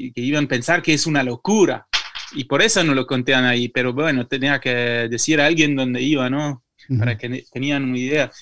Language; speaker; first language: Spanish; non-native, fluent; French